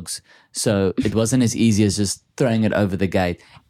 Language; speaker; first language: English; non-native, local second language; Afrikaans